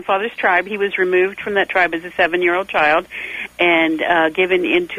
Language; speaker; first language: English; native; English